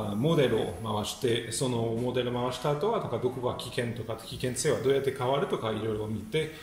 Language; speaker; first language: Japanese; non-native, fluent; French